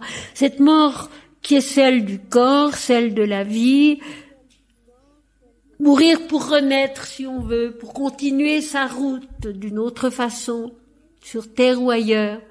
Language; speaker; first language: French; native; French